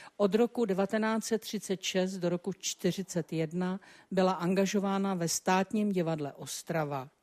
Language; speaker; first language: Czech; native; Czech